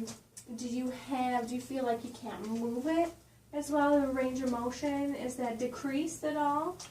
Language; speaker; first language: English; native; English